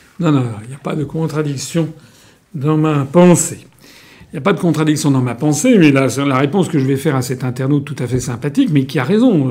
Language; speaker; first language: French; native; French